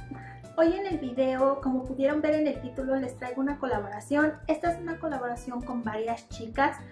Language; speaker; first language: Spanish; native; Spanish